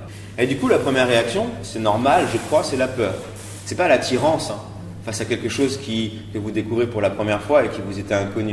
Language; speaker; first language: French; native; French